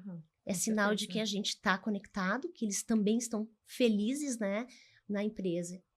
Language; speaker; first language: Portuguese; native; Portuguese